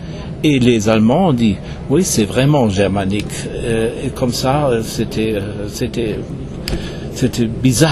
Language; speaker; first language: French; non-native, fluent; German